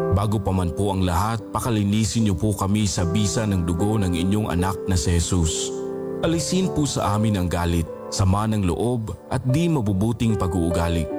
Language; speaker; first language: Filipino; non-native, local second language; Aklanon